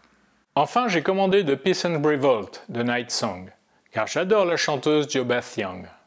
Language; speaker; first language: French; native; French